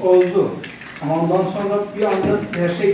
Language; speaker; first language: Turkish; non-native, fluent; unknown